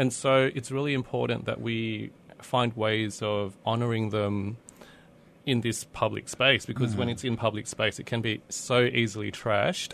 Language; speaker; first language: English; early bilingual, other home language; Vietnamese